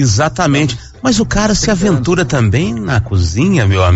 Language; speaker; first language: Portuguese; native; Portuguese